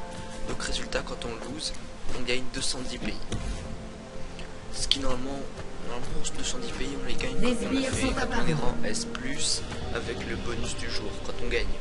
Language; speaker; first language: French; native; French